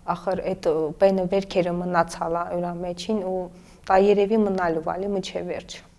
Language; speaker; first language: Armenian; native; Armenian